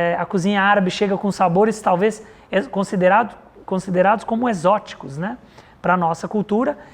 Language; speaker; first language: Portuguese; native; Portuguese